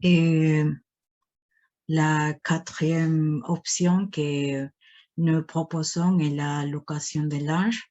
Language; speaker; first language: French; non-native, fluent; Spanish